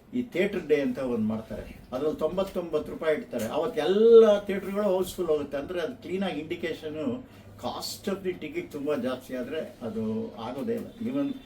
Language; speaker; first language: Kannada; native; Kannada